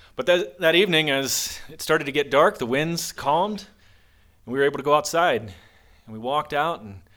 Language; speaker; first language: English; native; English